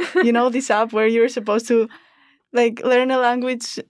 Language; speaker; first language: English; non-native, fluent; Greek